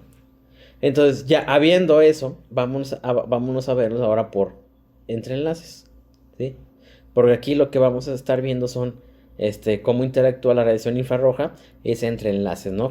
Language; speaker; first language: Spanish; native; Spanish